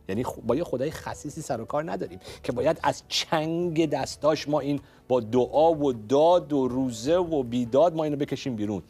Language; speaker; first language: Persian; native; Persian